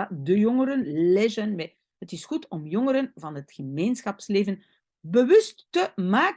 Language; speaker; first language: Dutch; non-native, fluent; French